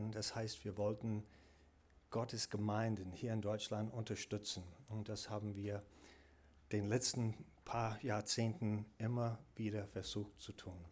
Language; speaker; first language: German; non-native, fluent; English